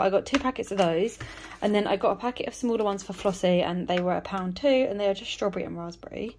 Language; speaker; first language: English; native; English